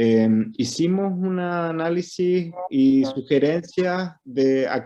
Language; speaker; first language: Spanish; native; Spanish